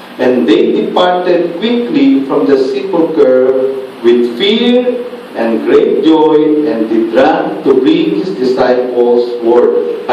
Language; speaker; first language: English; non-native, local second language; Filipino